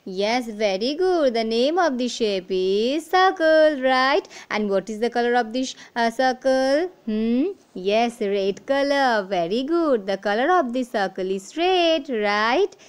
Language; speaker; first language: English; non-native, local second language; Bangla